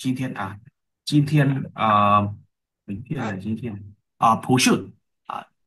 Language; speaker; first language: Chinese; non-native, learner; Vietnamese